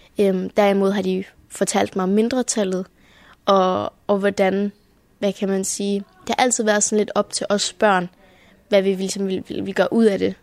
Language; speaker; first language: Danish; early bilingual, heritage; Danish